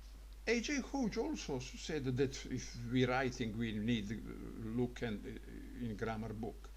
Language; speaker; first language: English; non-native, learner; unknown